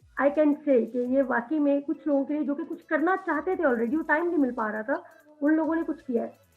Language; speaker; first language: Urdu; native; Urdu